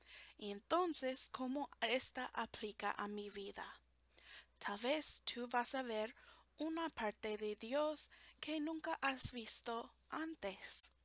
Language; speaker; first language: Spanish; non-native, fluent; English